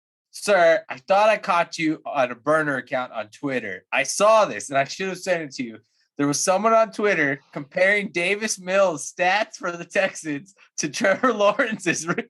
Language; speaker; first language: English; native; English